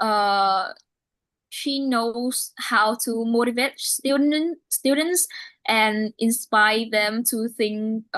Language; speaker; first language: English; non-native, learner; Vietnamese